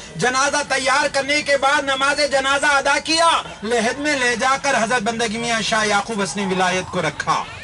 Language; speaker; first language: Urdu; native; Urdu